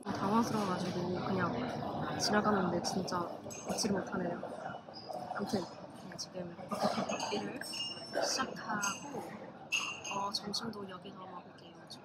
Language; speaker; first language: Korean; non-native, fluent; English